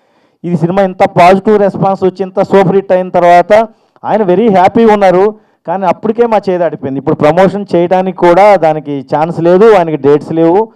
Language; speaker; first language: Telugu; native; Telugu